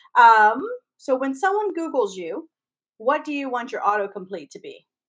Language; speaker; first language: English; native; English